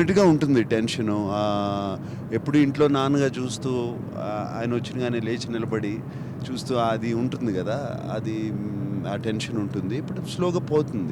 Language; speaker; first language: Telugu; native; Telugu